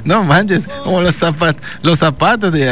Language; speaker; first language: Spanish; native; Spanish